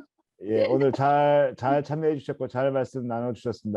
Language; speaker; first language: Korean; native; Korean